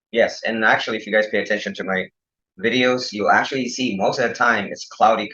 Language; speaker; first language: English; native; English